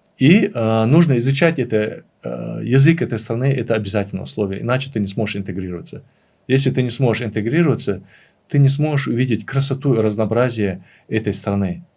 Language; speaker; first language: Russian; non-native, local second language; Chechen